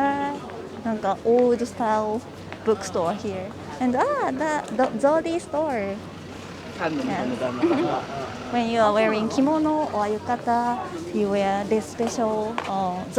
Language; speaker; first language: English; non-native, fluent; Japanese